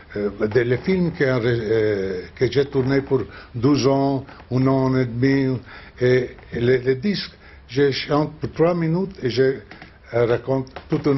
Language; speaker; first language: French; non-native, learner; Spanish